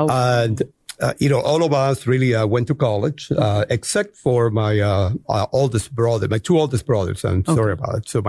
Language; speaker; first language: English; non-native, fluent; Spanish